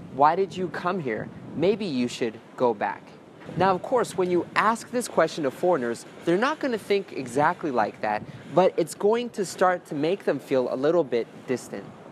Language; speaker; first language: English; native; English